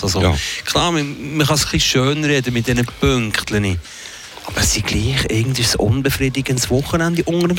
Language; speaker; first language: German; native; German